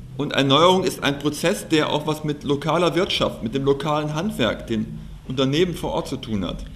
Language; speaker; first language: German; native; German